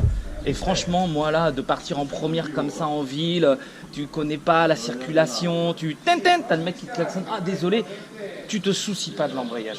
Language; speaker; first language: French; native; French